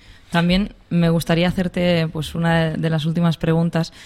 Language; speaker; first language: Spanish; native; Spanish